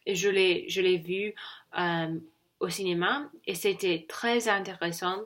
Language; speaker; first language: French; non-native, learner; English